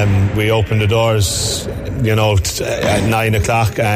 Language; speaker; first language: English; native; English